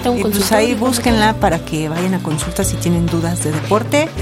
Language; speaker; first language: Spanish; native; Spanish